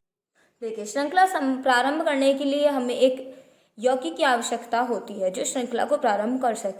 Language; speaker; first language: Hindi; native; Hindi